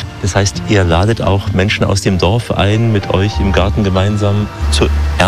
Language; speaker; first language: German; native; German